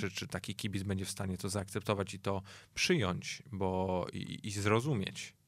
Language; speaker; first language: Polish; native; Polish